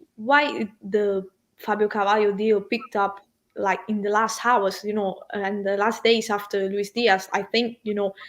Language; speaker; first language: English; non-native, fluent; Italian